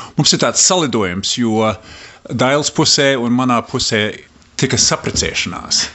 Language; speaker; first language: Latvian; early bilingual, heritage; Latvian